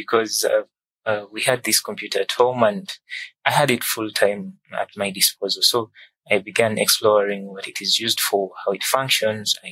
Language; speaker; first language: English; non-native, local second language; Ganda